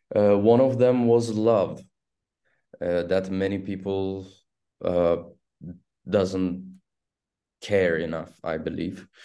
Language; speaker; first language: English; non-native, fluent; Turkish